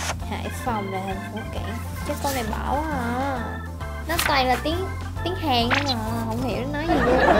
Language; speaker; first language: Vietnamese; native; Vietnamese